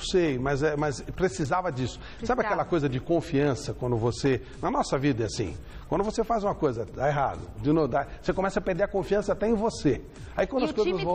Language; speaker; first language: Portuguese; native; Portuguese